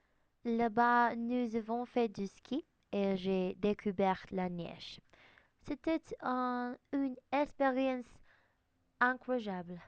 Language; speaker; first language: French; non-native, learner; Spanish